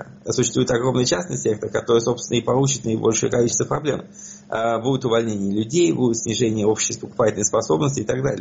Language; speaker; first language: Russian; native; Russian